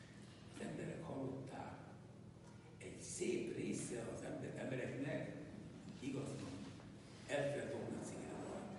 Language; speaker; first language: Hungarian; non-native, local second language; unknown